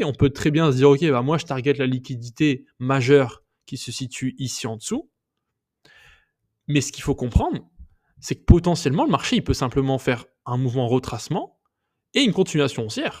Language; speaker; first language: French; native; French